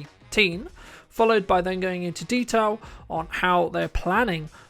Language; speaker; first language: English; native; English